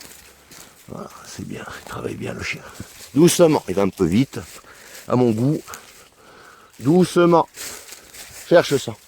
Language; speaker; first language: French; native; French